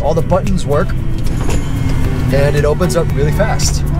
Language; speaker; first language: English; early bilingual, other home language; Chinese